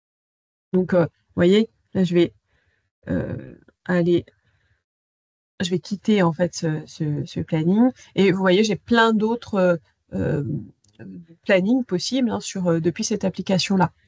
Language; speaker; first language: French; native; French